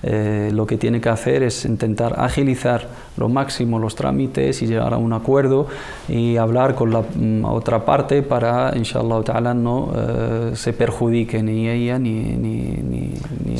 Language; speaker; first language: Spanish; native; Spanish